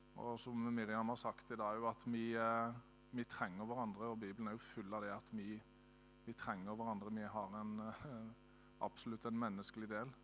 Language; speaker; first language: Norwegian; native; Norwegian